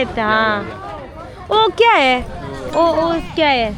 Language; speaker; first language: Hindi; non-native, local second language; Malayalam